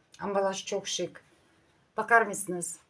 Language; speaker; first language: Turkish; non-native, learner; Russian